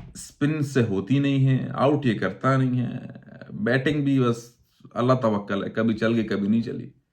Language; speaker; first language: Urdu; native; Urdu